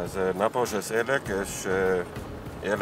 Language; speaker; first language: Hungarian; non-native, learner; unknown